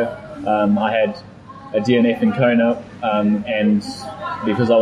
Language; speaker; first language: English; native; English